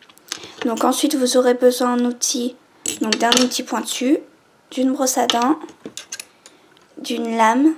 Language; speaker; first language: French; native; French